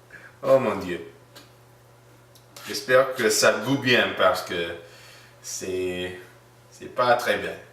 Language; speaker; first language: French; non-native, learner; English